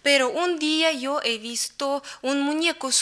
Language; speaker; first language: Spanish; non-native, learner; Russian